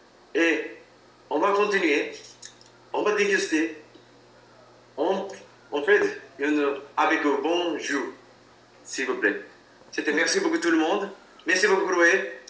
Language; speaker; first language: French; non-native, learner; Japanese